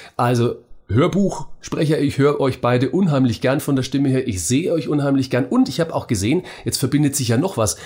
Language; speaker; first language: German; native; German